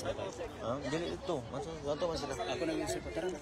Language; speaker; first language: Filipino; non-native, local second language; Cebuano